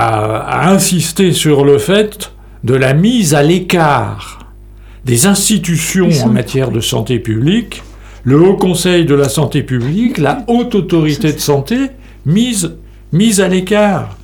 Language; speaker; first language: French; native; French